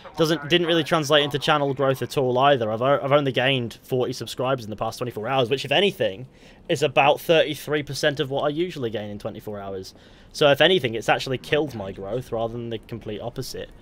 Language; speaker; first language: English; native; English